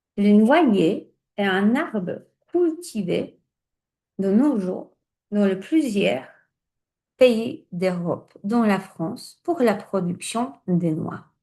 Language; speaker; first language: French; non-native, fluent; Polish